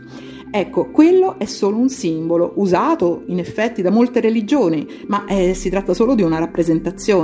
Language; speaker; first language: Italian; native; Italian